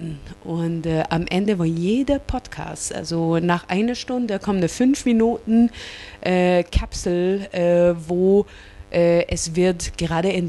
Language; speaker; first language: German; non-native, fluent; English